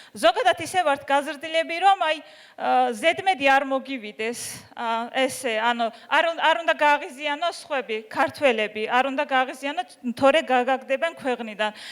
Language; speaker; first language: Georgian; non-native, local second language; Azerbaijani